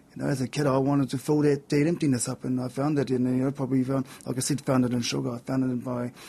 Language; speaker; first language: English; native; English